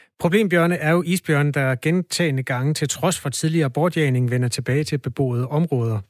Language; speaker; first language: Danish; native; Danish